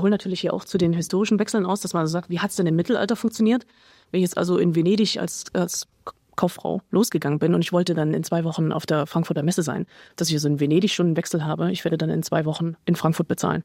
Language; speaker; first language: German; native; German